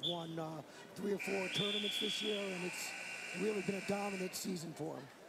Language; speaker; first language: English; native; English